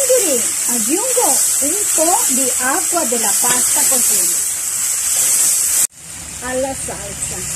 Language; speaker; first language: Italian; non-native, learner; Spanish